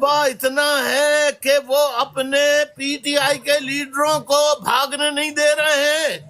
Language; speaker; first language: Urdu; native; Urdu